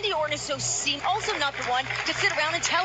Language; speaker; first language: English; native; English